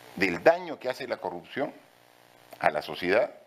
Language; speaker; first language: Spanish; native; Spanish